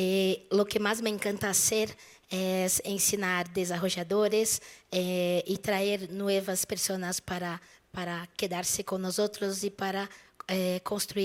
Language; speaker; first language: Spanish; non-native, fluent; Portuguese